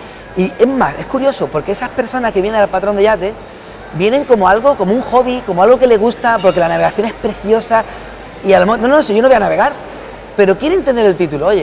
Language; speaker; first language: Spanish; native; Spanish